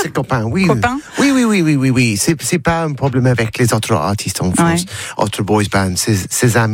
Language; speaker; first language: French; non-native, learner; English